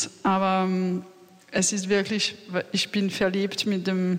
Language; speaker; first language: German; non-native, learner; French